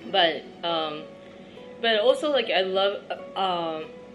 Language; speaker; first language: English; non-native, fluent; Japanese